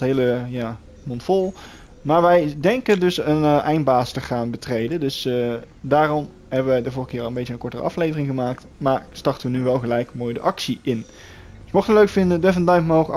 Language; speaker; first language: Dutch; native; Dutch